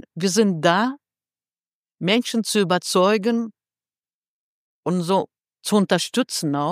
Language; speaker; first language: German; non-native, fluent; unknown